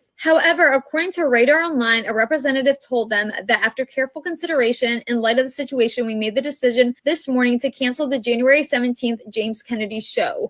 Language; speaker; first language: English; native; English